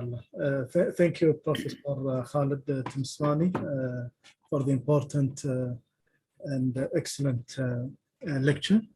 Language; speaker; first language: English; non-native, fluent; Arabic